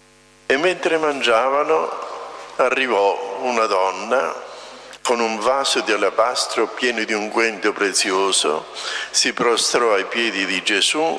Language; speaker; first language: Italian; native; Italian